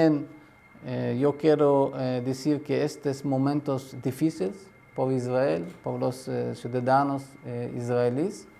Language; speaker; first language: Spanish; non-native, learner; Arabic